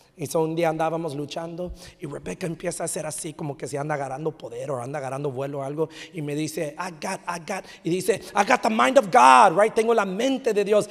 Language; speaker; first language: Spanish; early bilingual, heritage; Spanish